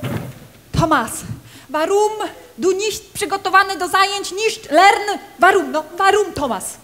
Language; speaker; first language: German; non-native, learner; Polish